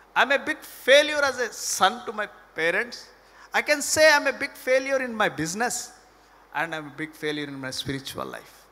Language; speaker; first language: English; non-native, local second language; Telugu